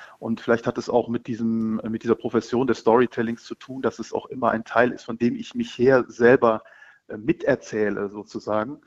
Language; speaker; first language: German; early bilingual, other home language; Greek